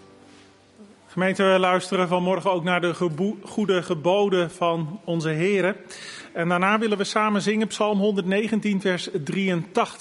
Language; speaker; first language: Dutch; native; Dutch